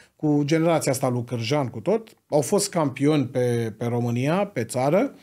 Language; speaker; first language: Romanian; native; Romanian